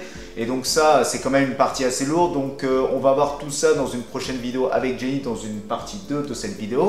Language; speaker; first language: French; native; French